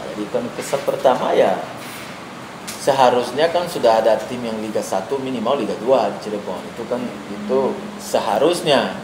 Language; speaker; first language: Indonesian; non-native, fluent; Portuguese